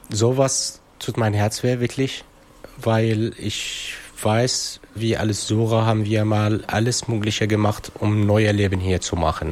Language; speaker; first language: German; non-native, fluent; Arabic